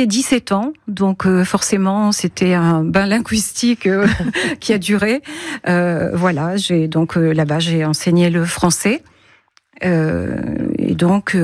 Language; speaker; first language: French; native; French